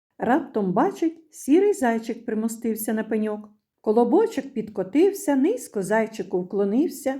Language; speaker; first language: Ukrainian; native; Ukrainian